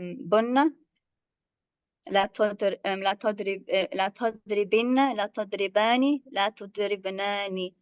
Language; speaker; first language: Arabic; non-native, learner; English